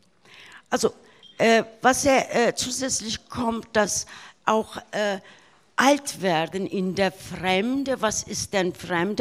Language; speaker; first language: German; early bilingual, other home language; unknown